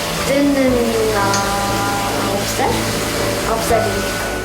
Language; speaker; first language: Korean; early bilingual, other home language; Russian